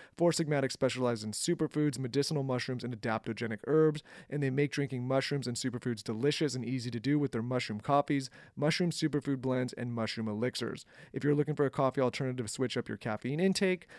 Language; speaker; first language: English; native; English